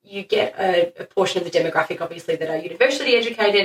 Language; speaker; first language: English; native; English